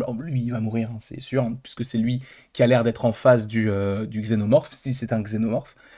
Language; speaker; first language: French; native; French